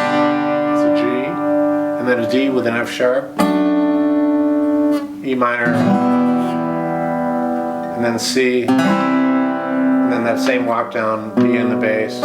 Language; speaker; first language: English; native; English